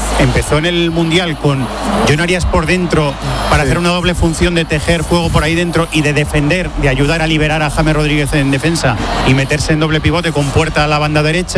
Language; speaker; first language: Spanish; native; Spanish